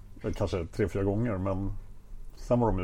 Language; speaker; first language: Swedish; native; Swedish